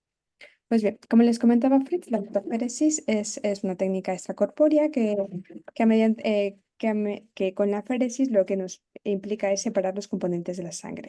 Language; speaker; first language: Spanish; native; Spanish